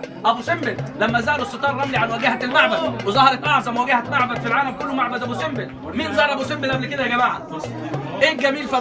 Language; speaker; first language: Arabic; native; Arabic